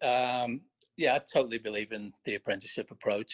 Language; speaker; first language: English; native; English